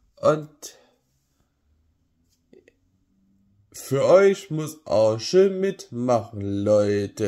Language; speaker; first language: German; non-native, learner; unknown